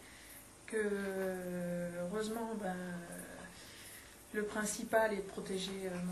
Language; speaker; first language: French; native; French